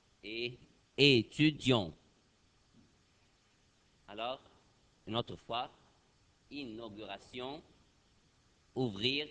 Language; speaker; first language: French; non-native, fluent; Arabic